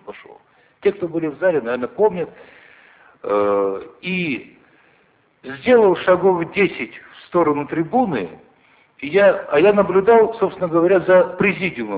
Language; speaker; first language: Russian; non-native, local second language; Ossetic